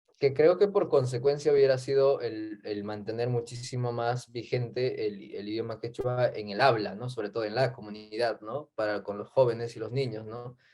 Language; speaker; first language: Spanish; non-native, local second language; Quechua